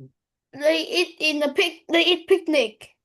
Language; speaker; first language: English; non-native, learner; Vietnamese